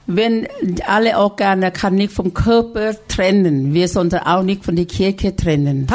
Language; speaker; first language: German; non-native, learner; Thai